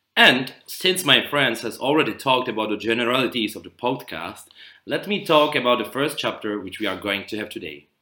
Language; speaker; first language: English; non-native, fluent; Czech